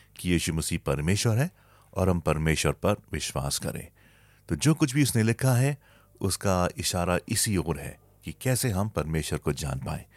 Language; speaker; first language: Hindi; native; Hindi